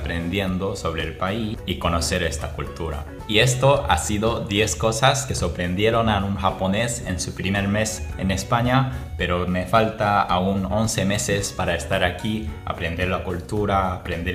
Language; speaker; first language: Spanish; non-native, fluent; Japanese